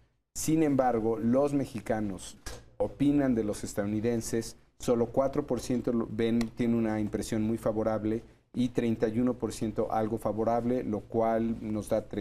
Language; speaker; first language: Spanish; native; Spanish